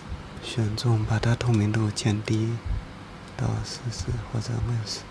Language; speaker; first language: Chinese; native; Chinese